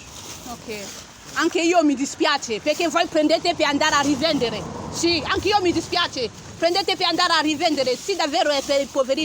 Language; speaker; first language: Italian; non-native, learner; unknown